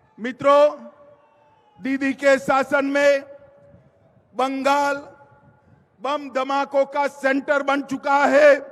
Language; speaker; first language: Hindi; non-native, local second language; Gujarati